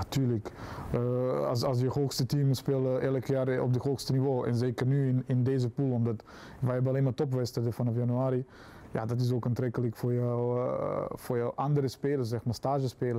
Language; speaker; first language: Dutch; non-native, fluent; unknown